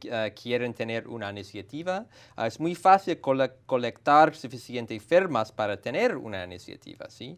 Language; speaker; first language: Spanish; non-native, fluent; English